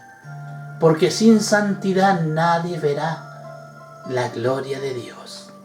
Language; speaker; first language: Spanish; native; Spanish